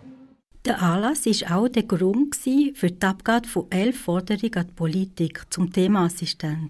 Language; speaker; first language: German; native; German